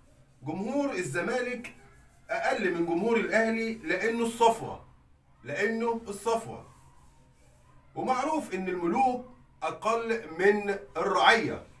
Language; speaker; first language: Arabic; native; Arabic